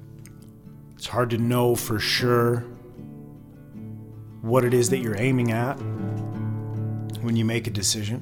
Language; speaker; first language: English; native; English